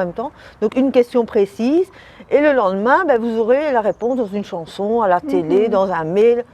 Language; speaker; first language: French; native; French